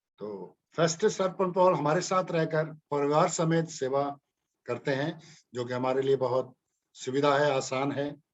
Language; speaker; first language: Hindi; non-native, local second language; Punjabi